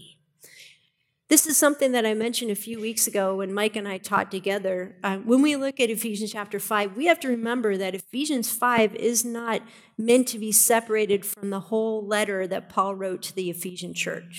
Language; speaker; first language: English; native; English